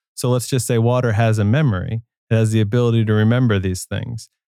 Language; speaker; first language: English; native; English